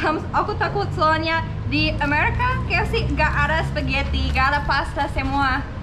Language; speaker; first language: Indonesian; non-native, learner; English